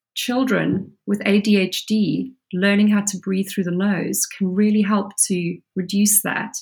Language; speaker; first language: English; native; English